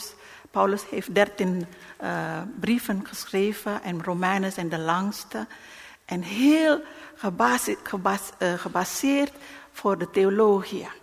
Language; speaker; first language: Dutch; non-native, learner; Indonesian